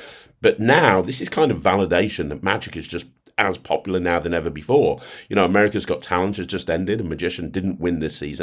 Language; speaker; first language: English; native; English